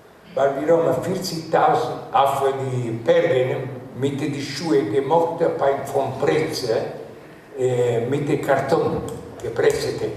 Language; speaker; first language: German; non-native, learner; Italian